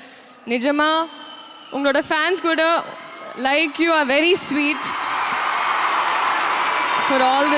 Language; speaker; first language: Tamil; non-native, learner; Telugu